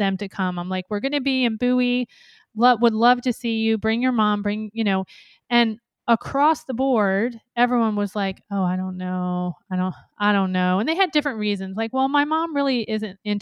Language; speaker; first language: English; native; English